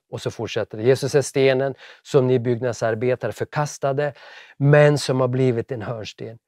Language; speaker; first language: Swedish; native; Swedish